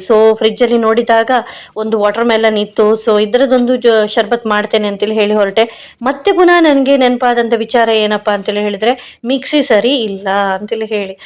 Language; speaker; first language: Kannada; non-native, local second language; Konkani